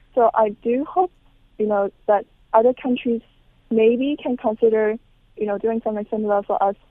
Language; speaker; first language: English; non-native, local second language; Cantonese